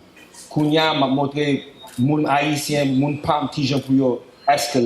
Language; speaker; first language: Haitian Creole; early bilingual, heritage; English